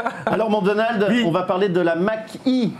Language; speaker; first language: French; native; French